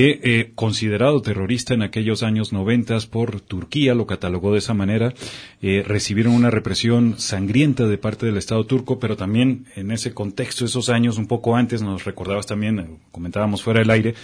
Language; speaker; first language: Spanish; native; Spanish